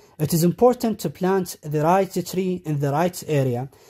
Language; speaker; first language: English; non-native, fluent; Arabic